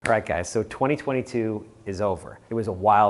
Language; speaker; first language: English; native; English